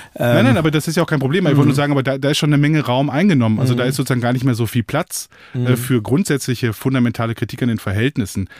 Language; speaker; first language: German; native; German